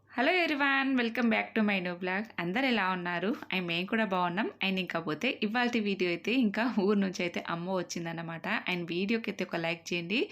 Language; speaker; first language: Telugu; non-native, local second language; Marwari